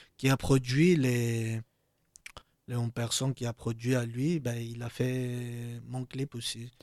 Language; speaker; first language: French; non-native, learner; Georgian